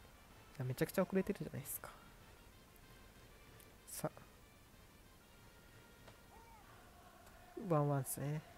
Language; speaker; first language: Japanese; native; Japanese